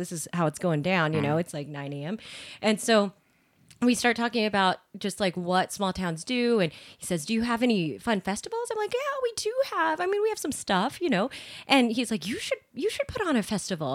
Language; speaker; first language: English; native; English